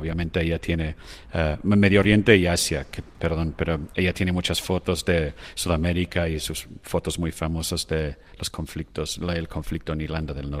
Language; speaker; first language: Spanish; non-native, fluent; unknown